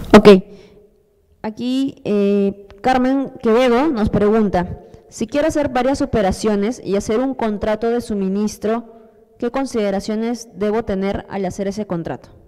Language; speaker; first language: Spanish; native; Spanish